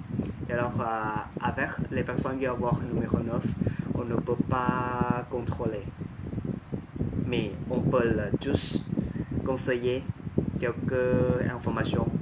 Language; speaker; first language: French; non-native, learner; Thai